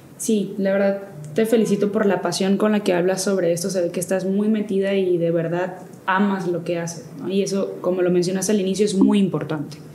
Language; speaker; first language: Spanish; native; Spanish